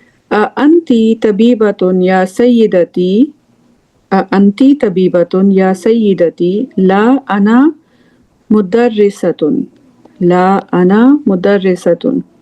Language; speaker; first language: Arabic; non-native, fluent; English